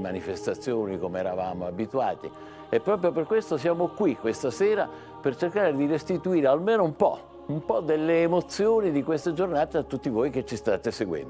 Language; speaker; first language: Italian; native; Italian